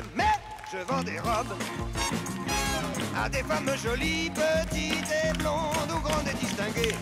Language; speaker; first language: French; native; French